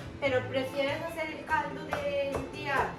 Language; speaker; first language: Spanish; non-native, fluent; Turkish